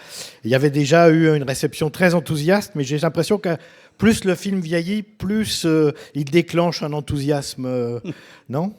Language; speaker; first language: French; native; French